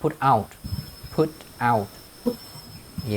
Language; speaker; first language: English; non-native, fluent; Vietnamese